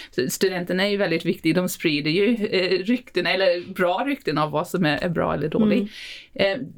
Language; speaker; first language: Swedish; non-native, fluent; Afrikaans